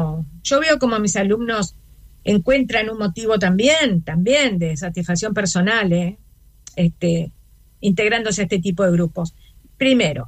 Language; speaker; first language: Spanish; native; Spanish